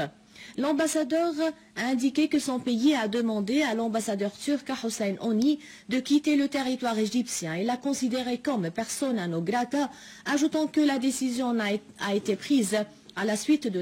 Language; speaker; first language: French; non-native, fluent; Arabic